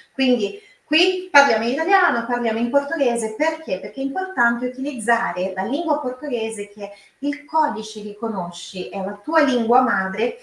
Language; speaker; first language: Italian; non-native, fluent; Portuguese